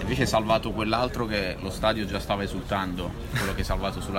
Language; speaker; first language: Italian; native; Italian